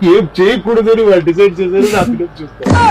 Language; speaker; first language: Telugu; non-native, learner; Kannada